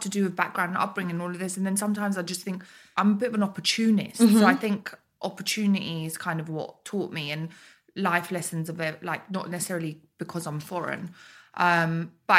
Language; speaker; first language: English; early bilingual, other home language; Bulgarian